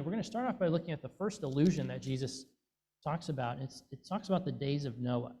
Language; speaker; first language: English; native; English